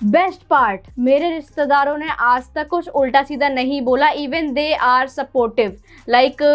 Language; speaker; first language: Hindi; native; Hindi